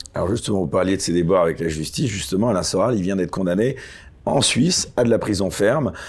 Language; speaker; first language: French; native; French